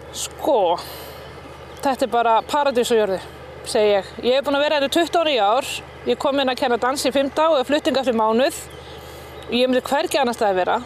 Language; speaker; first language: Icelandic; native; Icelandic